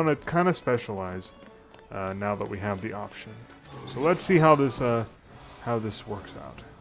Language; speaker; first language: English; native; English